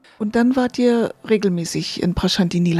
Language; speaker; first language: German; native; German